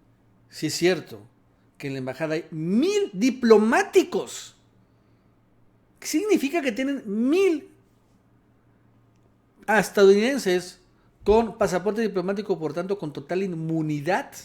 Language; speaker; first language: Spanish; native; Spanish